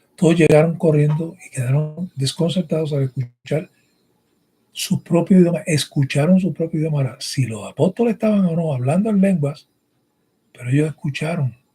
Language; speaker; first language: Spanish; early bilingual, heritage; Spanish